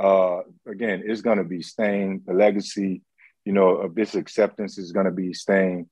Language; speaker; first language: English; native; English